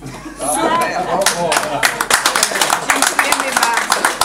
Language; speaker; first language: Polish; early bilingual, heritage; Polish